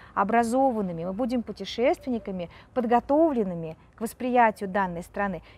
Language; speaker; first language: Russian; native; Russian